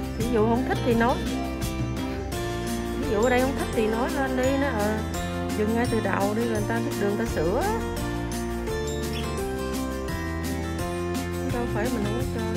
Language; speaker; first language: Vietnamese; native; Vietnamese